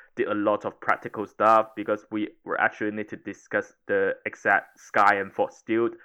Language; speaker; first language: English; non-native, local second language; Cantonese